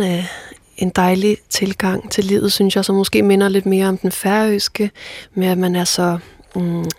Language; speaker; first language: Danish; non-native, local second language; Faroese